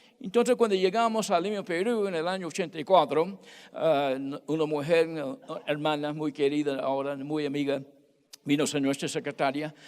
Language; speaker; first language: Spanish; non-native, fluent; English